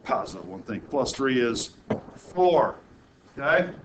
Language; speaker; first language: English; native; English